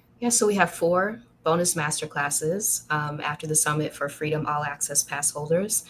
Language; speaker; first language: English; native; English